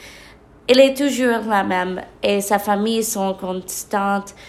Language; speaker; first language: French; non-native, learner; English